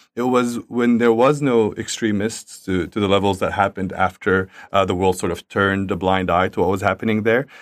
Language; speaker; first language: English; early bilingual, other home language; Arabic